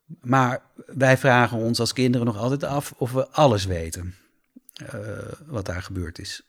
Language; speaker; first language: Dutch; native; Dutch